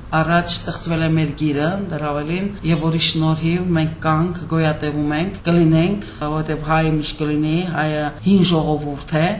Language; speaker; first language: Armenian; native; Armenian